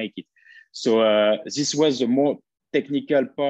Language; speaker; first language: English; non-native, fluent; French